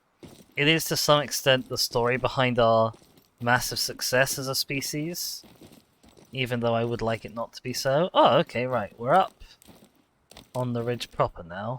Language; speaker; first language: English; native; English